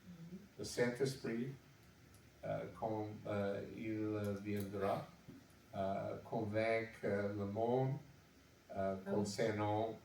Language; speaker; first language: French; non-native, learner; English